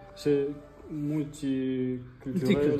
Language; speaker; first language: French; non-native, fluent; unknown